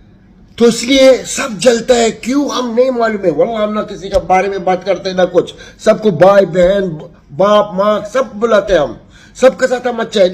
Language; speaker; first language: Hindi; non-native, learner; Arabic